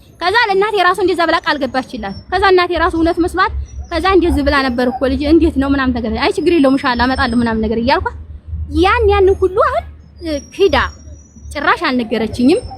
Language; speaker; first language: Amharic; native; Amharic